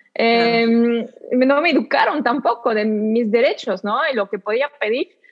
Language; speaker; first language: Spanish; non-native, fluent; French